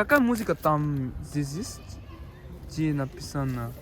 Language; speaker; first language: Russian; non-native, learner; Korean